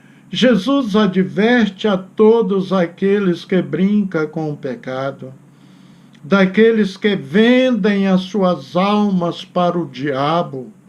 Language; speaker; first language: Portuguese; native; Portuguese